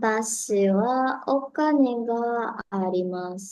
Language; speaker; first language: Japanese; non-native, learner; Indonesian